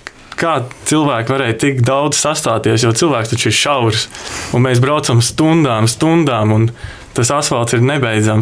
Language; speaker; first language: Latvian; native; Latvian